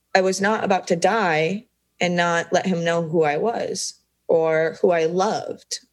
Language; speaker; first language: English; native; English